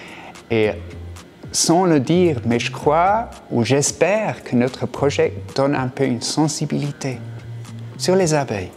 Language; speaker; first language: French; non-native, fluent; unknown